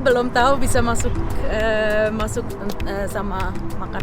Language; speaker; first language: Indonesian; early bilingual, heritage; Indonesian